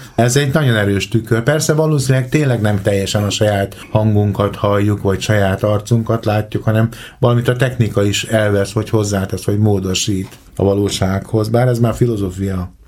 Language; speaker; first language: Hungarian; native; Hungarian